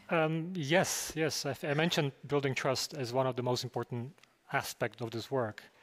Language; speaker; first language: English; non-native, fluent; Slovak